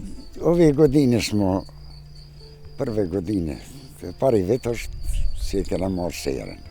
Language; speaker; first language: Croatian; non-native, local second language; Albanian